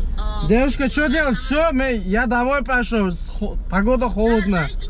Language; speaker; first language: Russian; non-native, local second language; Uzbek